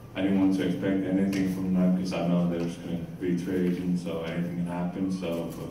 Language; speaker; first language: English; non-native, fluent; Finnish